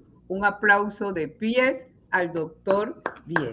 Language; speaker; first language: Spanish; native; Spanish